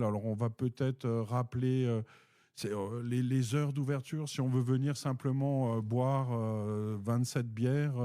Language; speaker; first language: French; native; French